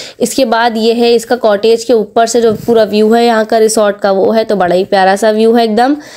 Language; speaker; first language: Hindi; native; Hindi